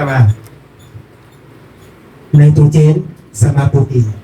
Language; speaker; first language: Indonesian; non-native, learner; Thai